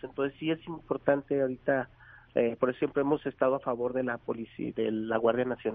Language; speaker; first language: Spanish; native; Spanish